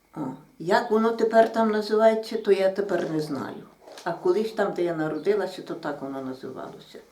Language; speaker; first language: Ukrainian; native; Ukrainian